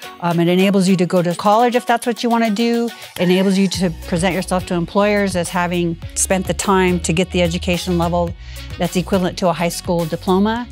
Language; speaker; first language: English; native; English